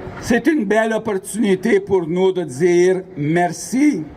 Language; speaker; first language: French; non-native, local second language; Ukrainian